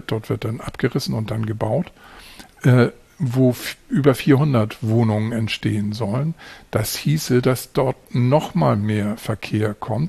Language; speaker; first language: German; native; German